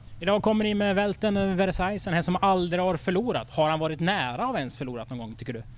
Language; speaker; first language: Swedish; native; Swedish